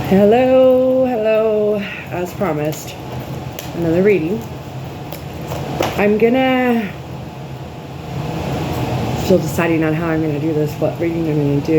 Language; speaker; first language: English; native; English